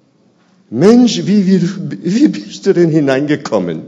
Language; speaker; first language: German; non-native, fluent; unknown